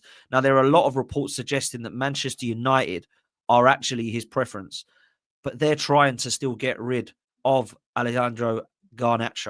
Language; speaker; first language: English; native; English